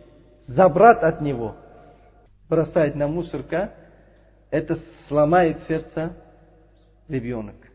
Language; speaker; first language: Russian; non-native, local second language; Uzbek